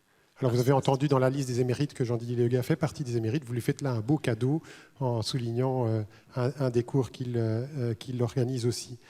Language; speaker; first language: French; native; French